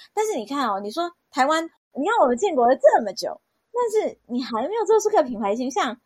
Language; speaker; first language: Chinese; native; Chinese